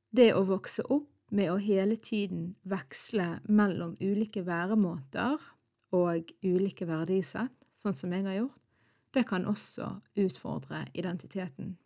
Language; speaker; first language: Norwegian; early bilingual, other home language; Arabic